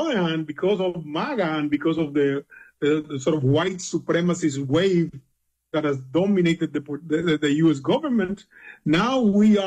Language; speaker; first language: English; non-native, fluent; Spanish